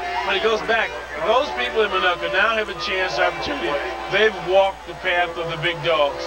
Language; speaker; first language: English; native; English